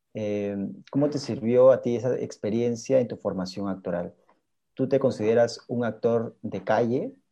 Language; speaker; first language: Spanish; native; Spanish